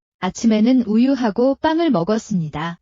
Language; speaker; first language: Korean; non-native, learner; Nepali